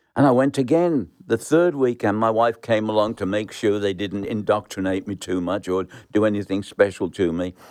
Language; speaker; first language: English; native; English